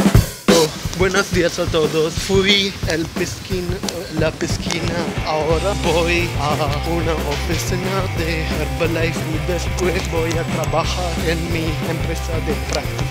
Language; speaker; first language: Spanish; non-native, learner; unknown